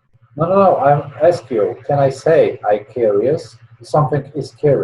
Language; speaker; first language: English; non-native, learner; Polish